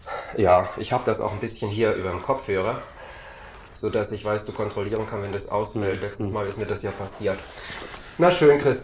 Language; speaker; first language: German; native; German